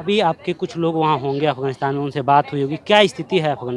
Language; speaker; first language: Hindi; native; Hindi